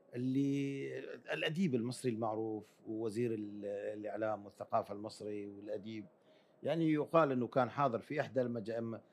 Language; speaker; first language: Arabic; early bilingual, other home language; Kurdish